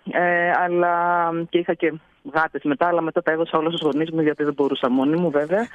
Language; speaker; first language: Greek; native; Greek